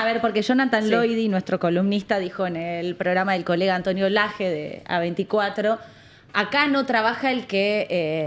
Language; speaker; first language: Spanish; native; Spanish